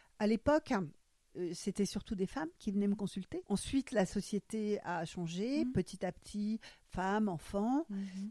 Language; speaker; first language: French; non-native, fluent; German